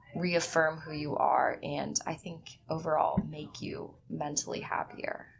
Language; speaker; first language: English; early bilingual, other home language; Chinese